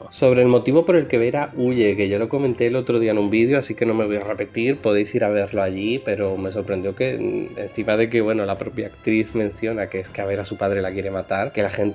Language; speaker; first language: Spanish; native; Spanish